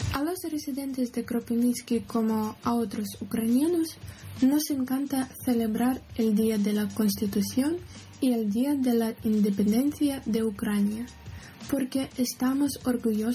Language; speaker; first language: Spanish; non-native, learner; Ukrainian